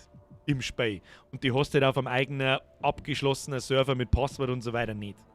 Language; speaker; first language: German; native; German